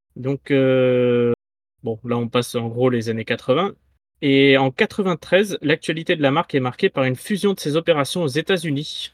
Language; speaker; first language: French; native; French